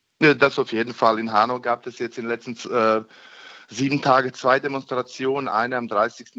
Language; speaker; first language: German; non-native, fluent; Bosnian